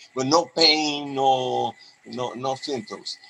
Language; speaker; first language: English; non-native, fluent; Spanish